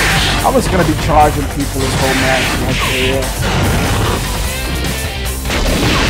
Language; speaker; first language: English; native; English